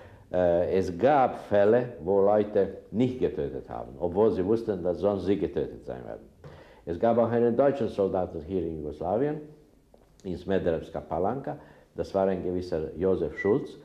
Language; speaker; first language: German; non-native, fluent; Serbian